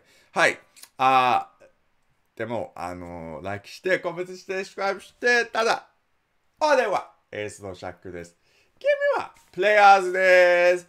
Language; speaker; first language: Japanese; non-native, learner; English